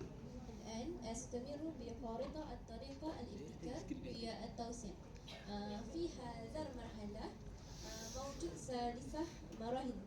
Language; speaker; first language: Arabic; non-native, learner; Malay